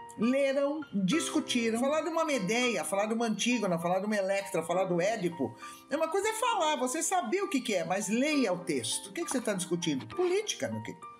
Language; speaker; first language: Portuguese; native; Portuguese